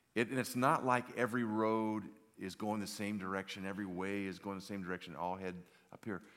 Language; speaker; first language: English; native; English